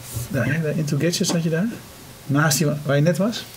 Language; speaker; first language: Dutch; native; Dutch